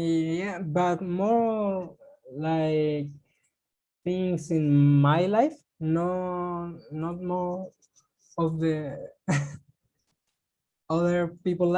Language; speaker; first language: English; non-native, learner; Spanish